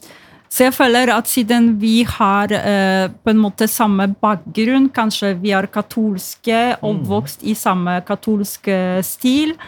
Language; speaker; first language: Norwegian; non-native, fluent; Polish